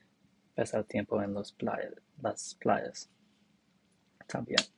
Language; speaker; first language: Spanish; non-native, learner; English